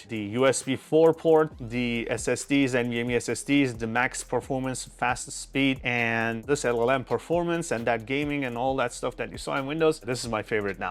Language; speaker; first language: English; non-native, fluent; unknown